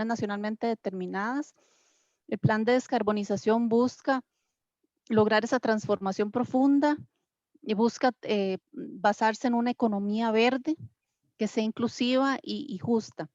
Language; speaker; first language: Spanish; native; Spanish